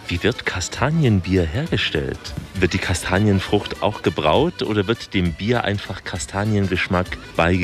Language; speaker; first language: German; native; German